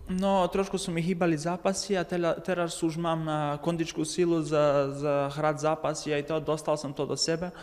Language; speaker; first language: Slovak; non-native, learner; Macedonian